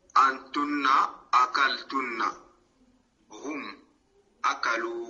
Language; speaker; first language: Arabic; non-native, learner; French